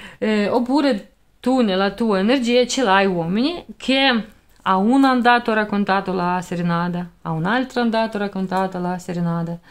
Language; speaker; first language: Italian; non-native, fluent; Russian